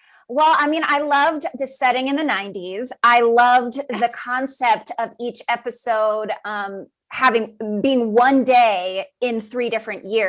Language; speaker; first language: English; native; English